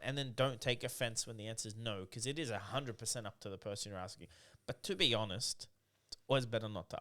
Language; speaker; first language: English; native; English